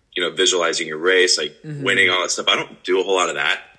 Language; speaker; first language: English; native; English